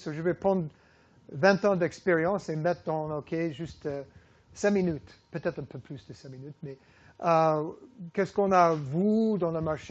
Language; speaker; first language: French; non-native, fluent; English